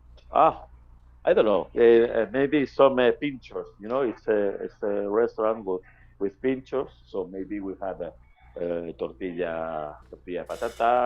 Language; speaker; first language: English; non-native, fluent; Spanish